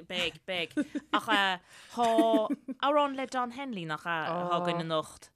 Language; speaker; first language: Irish; native; Irish